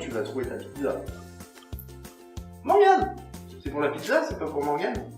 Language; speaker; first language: French; native; French